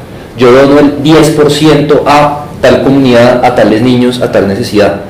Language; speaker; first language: Spanish; native; Spanish